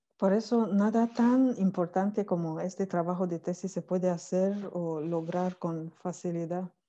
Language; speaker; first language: Spanish; non-native, fluent; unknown